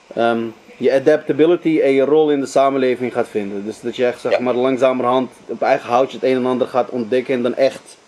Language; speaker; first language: Dutch; early bilingual, other home language; Arabic